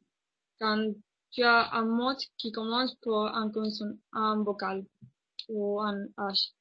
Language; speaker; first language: French; non-native, learner; Spanish